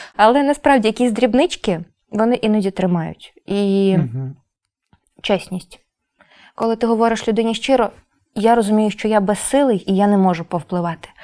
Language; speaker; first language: Ukrainian; native; Ukrainian